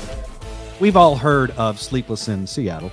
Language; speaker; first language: English; native; English